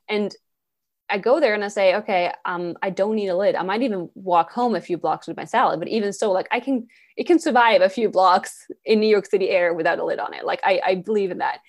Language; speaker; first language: English; non-native, fluent; Swedish